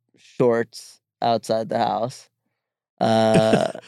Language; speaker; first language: English; early bilingual, other home language; Malayalam